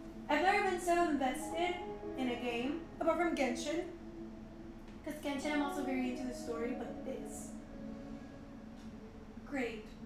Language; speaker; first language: English; non-native, fluent; Spanish